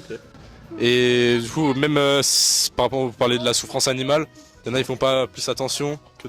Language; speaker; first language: French; native; French